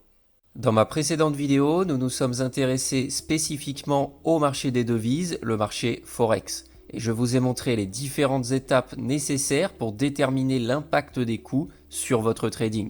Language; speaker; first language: French; native; French